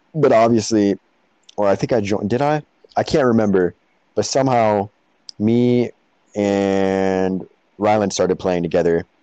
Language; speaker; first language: English; native; English